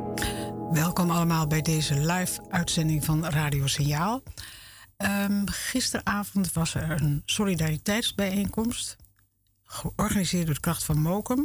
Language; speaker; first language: Dutch; native; Dutch